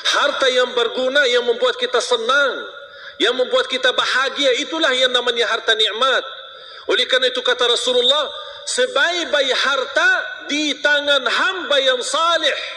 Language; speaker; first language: Malay; non-native, fluent; Arabic